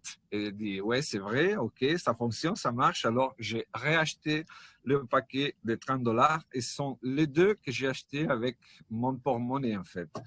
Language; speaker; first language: French; non-native, fluent; Italian